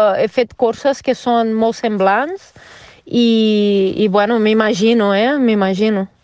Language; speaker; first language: Catalan; non-native, fluent; Portuguese